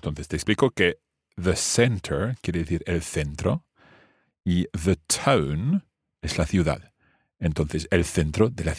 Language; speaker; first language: Spanish; non-native, fluent; English